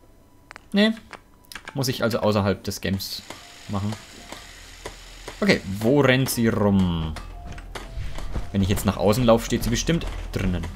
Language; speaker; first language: German; native; German